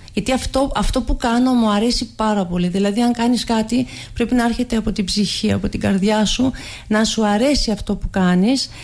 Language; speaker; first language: Greek; early bilingual, heritage; Greek